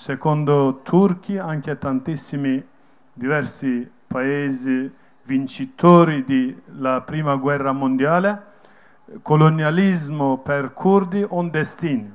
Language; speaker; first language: Italian; non-native, learner; Kurdish